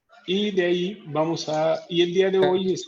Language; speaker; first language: Spanish; native; Spanish